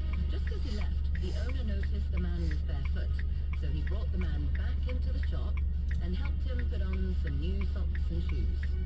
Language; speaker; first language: English; non-native, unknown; Korean